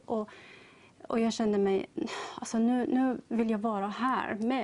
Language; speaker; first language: Swedish; non-native, learner; Persian